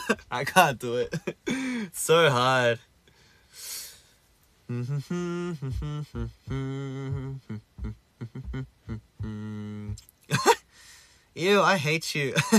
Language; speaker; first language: English; early bilingual, other home language; Korean